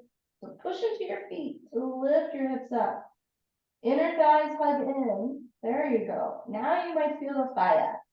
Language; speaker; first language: English; native; English